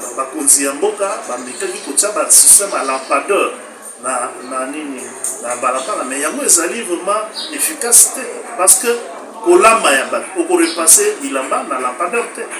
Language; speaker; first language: Lingala; native; Lingala